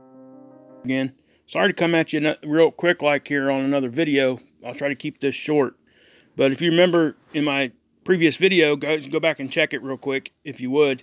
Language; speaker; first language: English; native; English